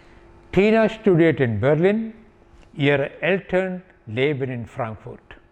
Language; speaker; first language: German; non-native, fluent; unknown